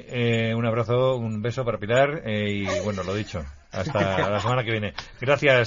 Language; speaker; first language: Spanish; native; Spanish